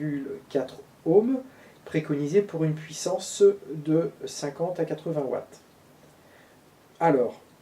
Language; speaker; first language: French; native; French